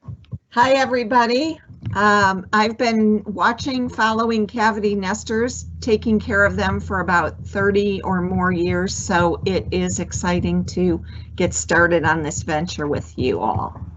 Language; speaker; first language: English; native; English